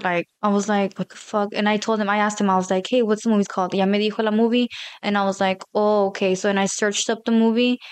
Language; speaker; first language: English; early bilingual, other home language; Spanish